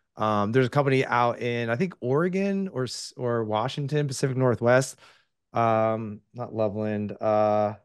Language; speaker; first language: English; native; English